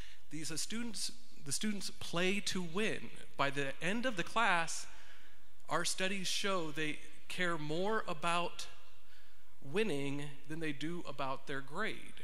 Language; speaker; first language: English; native; English